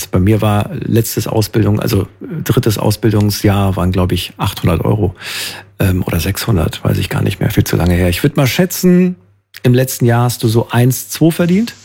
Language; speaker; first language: German; native; German